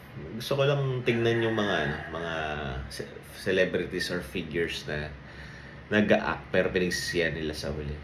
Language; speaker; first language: Filipino; native; Filipino